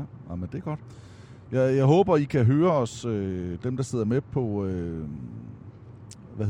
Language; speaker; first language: Danish; native; Danish